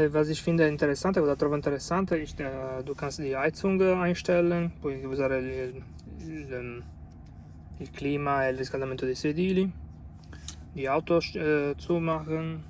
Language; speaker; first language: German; non-native, learner; Italian